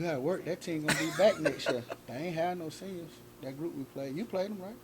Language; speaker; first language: English; native; English